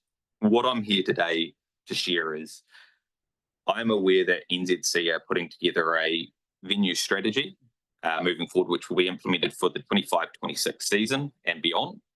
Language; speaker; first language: English; native; English